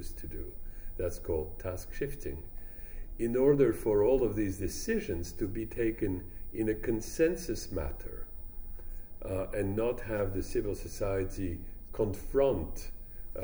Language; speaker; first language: English; non-native, fluent; French